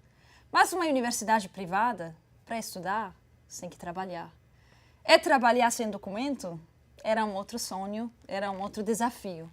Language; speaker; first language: Portuguese; non-native, fluent; Arabic